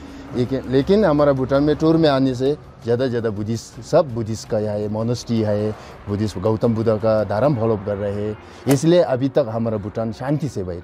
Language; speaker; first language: Hindi; non-native, learner; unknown